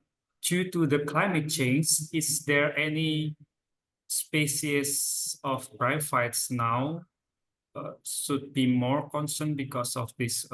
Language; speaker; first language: English; non-native, fluent; Indonesian